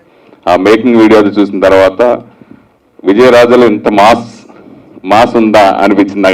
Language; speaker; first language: Telugu; native; Telugu